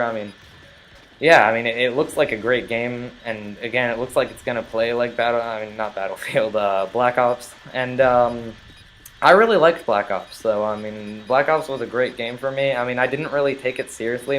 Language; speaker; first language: English; native; English